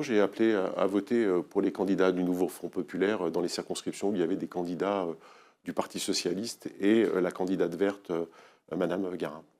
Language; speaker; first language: French; native; French